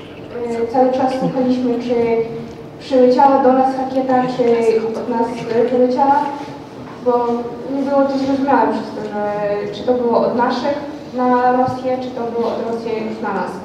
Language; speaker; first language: Polish; non-native, learner; Ukrainian